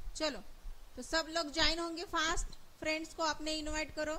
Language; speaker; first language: Hindi; non-native, local second language; Marathi